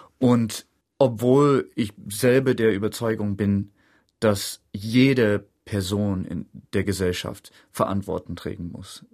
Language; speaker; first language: German; non-native, fluent; English